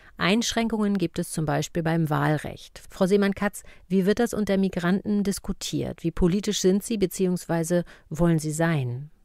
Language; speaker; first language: German; native; German